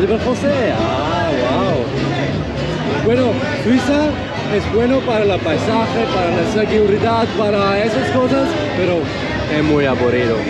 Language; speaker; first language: Spanish; non-native, learner; Swiss German